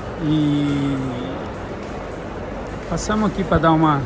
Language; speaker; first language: Portuguese; native; Portuguese